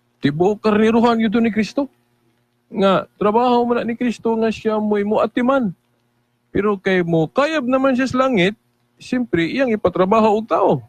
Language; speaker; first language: Cebuano; native; Cebuano